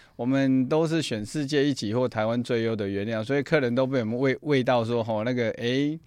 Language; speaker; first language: Chinese; native; Chinese